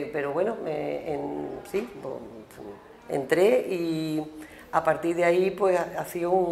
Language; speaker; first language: Spanish; native; Spanish